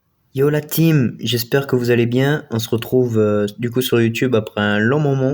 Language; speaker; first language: French; native; French